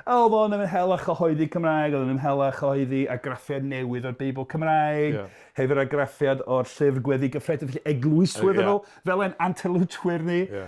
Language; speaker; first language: Welsh; native; Welsh